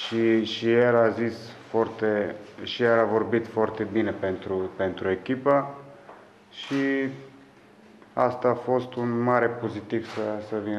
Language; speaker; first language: Romanian; non-native, learner; Bulgarian